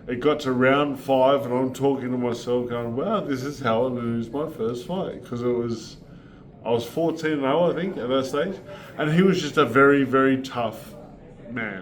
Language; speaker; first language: English; native; English